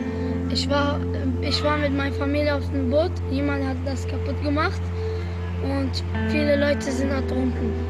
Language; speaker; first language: German; non-native, learner; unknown